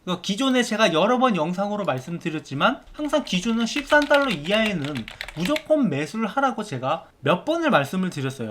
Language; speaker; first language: Korean; native; Korean